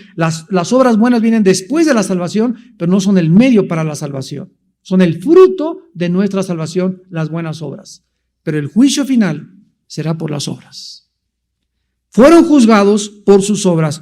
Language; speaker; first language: Spanish; native; Spanish